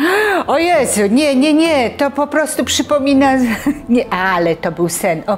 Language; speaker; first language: Polish; native; Polish